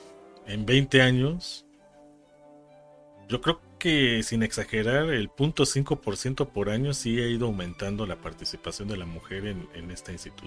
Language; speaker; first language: Spanish; native; Spanish